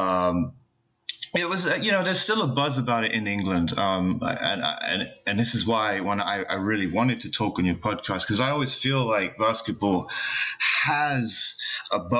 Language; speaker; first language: English; native; English